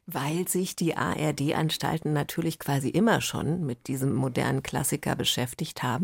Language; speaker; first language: German; native; German